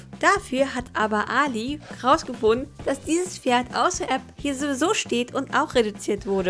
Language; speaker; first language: German; native; German